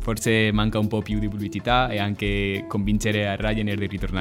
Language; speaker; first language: Italian; non-native, fluent; Spanish